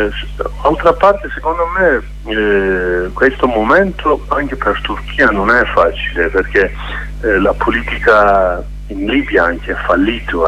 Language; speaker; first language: Italian; non-native, learner; Kurdish